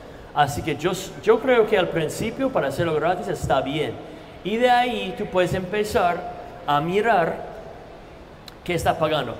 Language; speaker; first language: Spanish; non-native, fluent; English